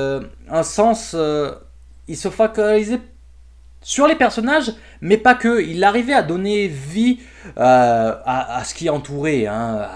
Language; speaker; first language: French; native; French